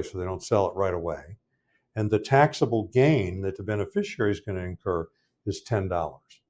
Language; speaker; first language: English; native; English